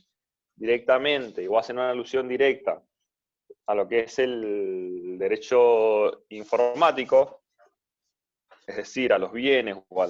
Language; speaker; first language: Spanish; native; Spanish